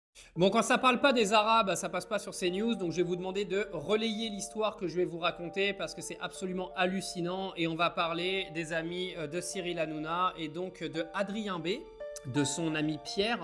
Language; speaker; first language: French; native; French